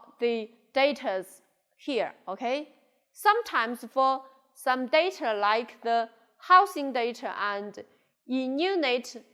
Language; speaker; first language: English; non-native, local second language; Chinese